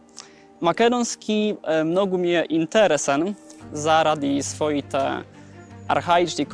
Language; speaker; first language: Macedonian; non-native, learner; Polish